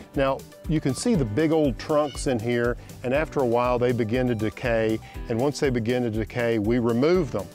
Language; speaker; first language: English; native; English